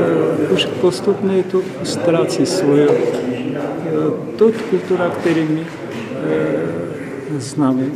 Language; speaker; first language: Czech; non-native, learner; Armenian